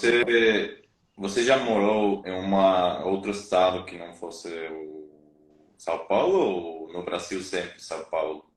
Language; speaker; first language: Portuguese; non-native, fluent; Spanish